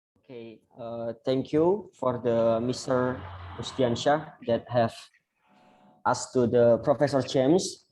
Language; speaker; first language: English; non-native, learner; Indonesian